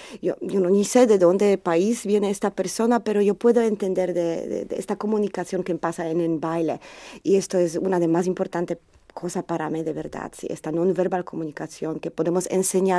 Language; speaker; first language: Spanish; non-native, learner; Polish